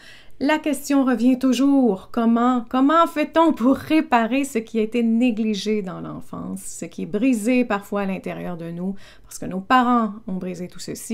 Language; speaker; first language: French; native; French